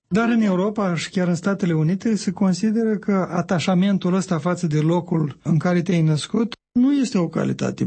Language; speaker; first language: Romanian; native; Romanian